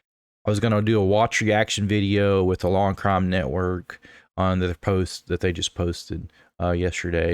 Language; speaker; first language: English; native; English